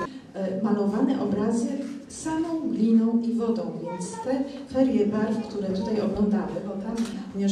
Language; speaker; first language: Polish; native; Polish